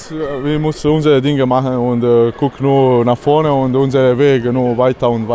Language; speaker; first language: German; non-native, learner; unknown